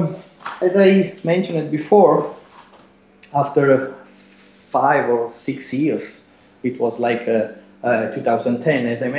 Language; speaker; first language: English; non-native, fluent; Italian